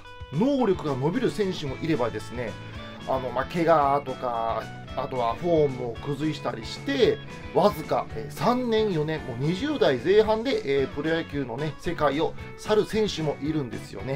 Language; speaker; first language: Japanese; native; Japanese